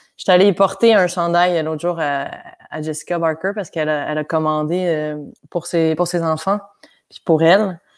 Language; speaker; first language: French; native; French